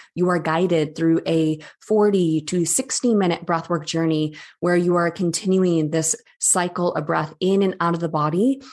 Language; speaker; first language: English; native; English